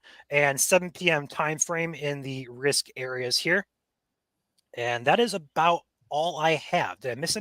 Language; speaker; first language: English; native; English